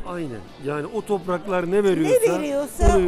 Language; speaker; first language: Turkish; native; Turkish